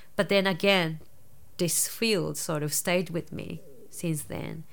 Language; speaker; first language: English; non-native, fluent; Japanese